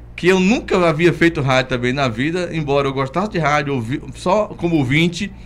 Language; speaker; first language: Portuguese; native; Portuguese